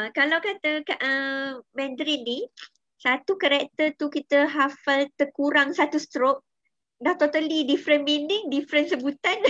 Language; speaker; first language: Malay; native; Malay